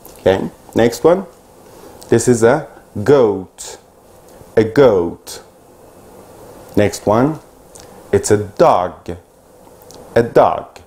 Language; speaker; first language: English; non-native, fluent; Persian